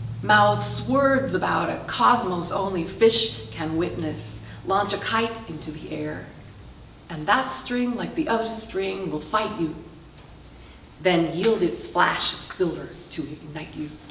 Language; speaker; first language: English; native; English